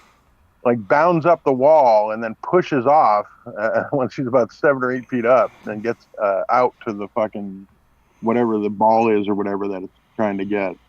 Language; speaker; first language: English; native; English